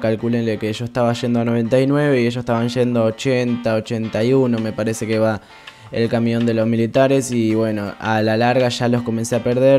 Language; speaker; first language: Spanish; native; Spanish